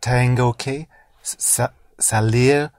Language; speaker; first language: Spanish; non-native, learner; English